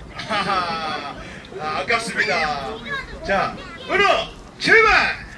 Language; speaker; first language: Korean; native; Korean